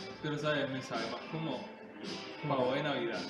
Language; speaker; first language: Spanish; native; Spanish